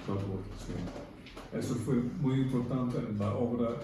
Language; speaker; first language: Spanish; non-native, fluent; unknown